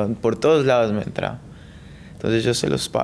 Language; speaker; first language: Spanish; early bilingual, heritage; English